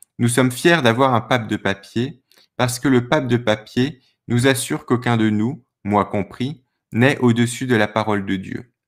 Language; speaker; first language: French; native; French